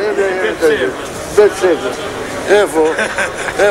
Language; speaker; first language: Hebrew; non-native, learner; Arabic